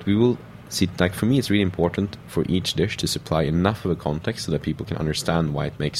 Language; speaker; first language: English; non-native, fluent; Swedish